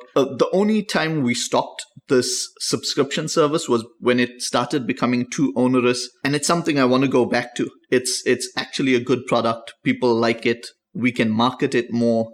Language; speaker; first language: English; native; English